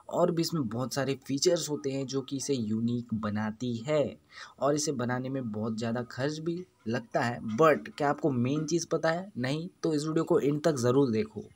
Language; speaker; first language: Hindi; native; Hindi